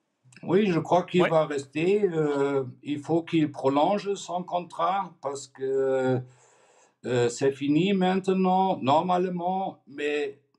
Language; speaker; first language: French; non-native, fluent; German